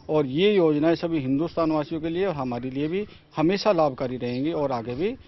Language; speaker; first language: Hindi; native; Hindi